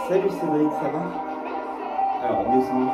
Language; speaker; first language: French; native; French